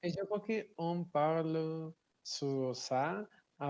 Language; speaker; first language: French; non-native, learner; Spanish